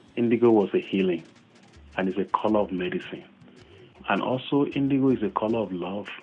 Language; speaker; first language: English; non-native, local second language; Yoruba